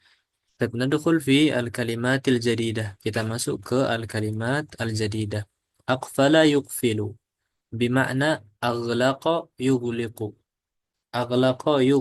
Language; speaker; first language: Arabic; non-native, fluent; Indonesian